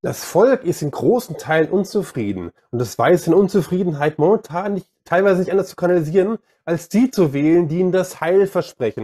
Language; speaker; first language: German; native; German